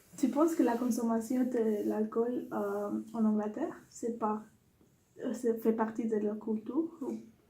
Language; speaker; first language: French; non-native, learner; English